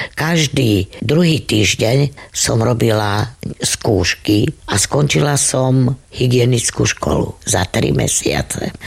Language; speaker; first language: Slovak; non-native, local second language; Romany